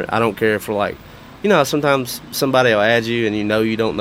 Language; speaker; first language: English; native; English